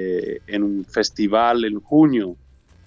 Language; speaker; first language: Spanish; non-native, learner; Italian